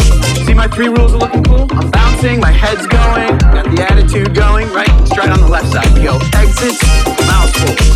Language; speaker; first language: English; native; English